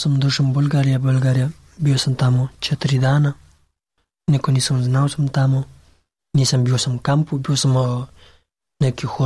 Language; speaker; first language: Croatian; non-native, learner; Pashto